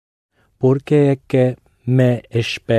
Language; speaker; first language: Portuguese; non-native, learner; English